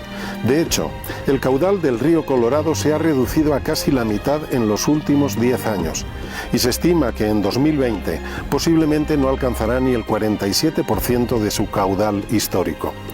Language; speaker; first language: Spanish; native; Spanish